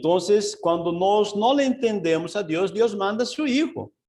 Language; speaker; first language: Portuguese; non-native, fluent; Spanish